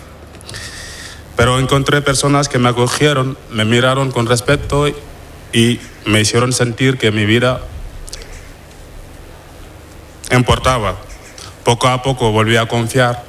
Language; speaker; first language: Spanish; non-native, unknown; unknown